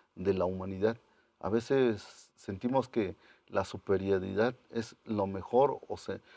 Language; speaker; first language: Spanish; non-native, local second language; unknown